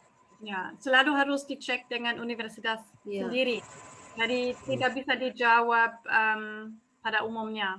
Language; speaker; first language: Indonesian; non-native, fluent; German